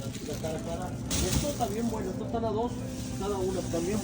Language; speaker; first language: Spanish; native; Spanish